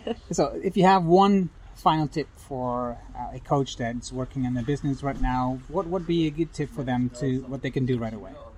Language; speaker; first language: English; non-native, fluent; Dutch